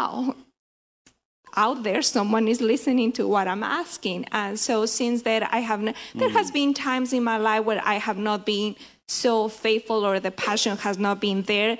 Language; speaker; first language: English; non-native, fluent; Spanish